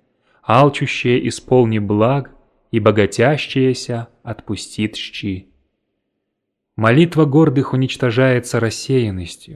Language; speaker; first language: Russian; native; Russian